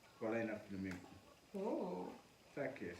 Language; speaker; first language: Polish; non-native, learner; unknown